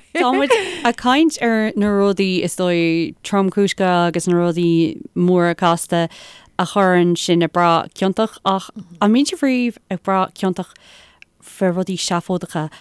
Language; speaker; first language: Irish; non-native, local second language; English